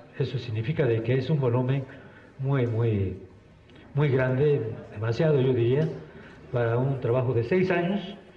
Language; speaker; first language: Spanish; non-native, local second language; Mixtepec Mixtec